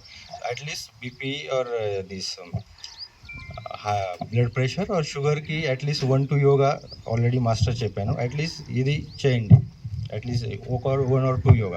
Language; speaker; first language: Telugu; non-native, learner; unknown